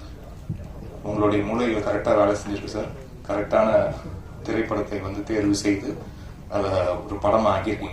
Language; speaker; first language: Tamil; native; Tamil